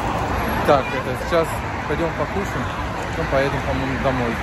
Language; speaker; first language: Russian; non-native, learner; Turkish